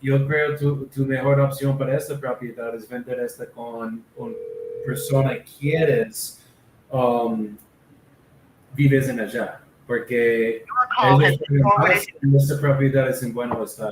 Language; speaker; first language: Spanish; non-native, learner; English